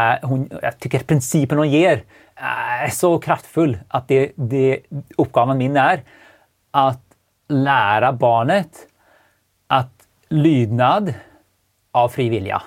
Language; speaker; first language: Swedish; native; Swedish